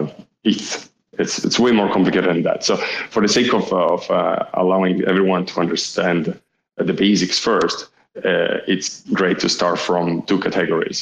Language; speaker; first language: English; non-native, fluent; Italian